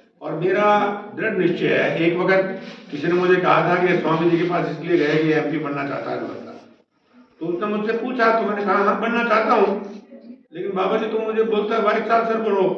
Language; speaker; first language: Hindi; native; Hindi